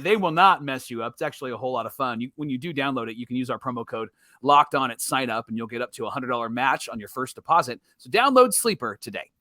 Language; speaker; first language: English; native; English